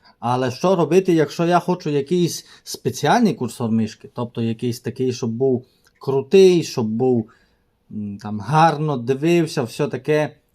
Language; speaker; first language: Ukrainian; native; Ukrainian